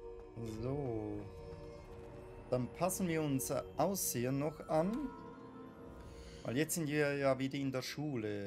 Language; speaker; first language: German; native; German